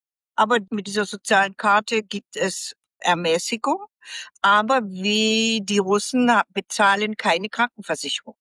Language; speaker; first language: German; native; German